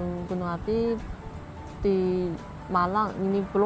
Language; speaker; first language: Indonesian; non-native, learner; Chinese